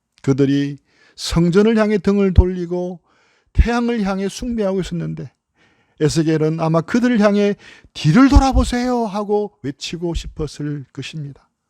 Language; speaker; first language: Korean; native; Korean